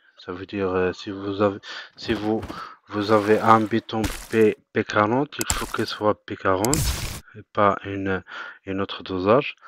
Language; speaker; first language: French; non-native, local second language; Arabic